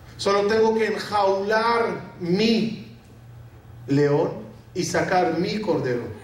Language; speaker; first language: Spanish; non-native, fluent; Arabic